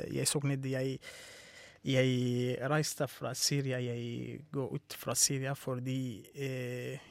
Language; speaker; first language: Norwegian; non-native, fluent; Arabic